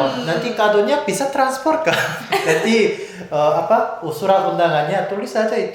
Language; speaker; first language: Indonesian; non-native, fluent; Korean